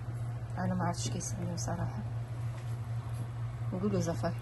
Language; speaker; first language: Arabic; native; Arabic